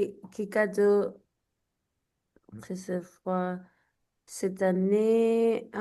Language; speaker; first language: French; non-native, learner; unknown